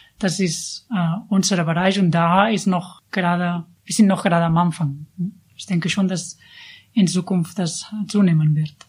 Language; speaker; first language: German; non-native, fluent; Catalan